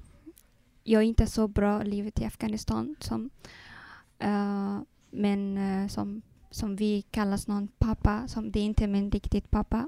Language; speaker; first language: Swedish; non-native, learner; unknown